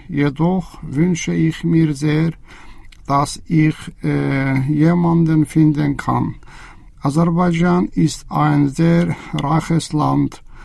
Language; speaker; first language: German; non-native, learner; Azerbaijani